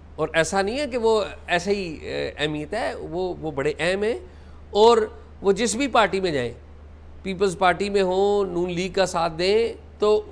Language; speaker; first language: Urdu; native; Urdu